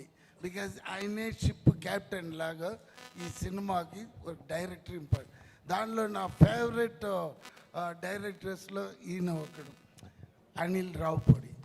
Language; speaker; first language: Telugu; non-native, learner; Tamil